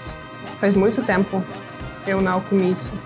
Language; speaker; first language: Portuguese; non-native, fluent; Russian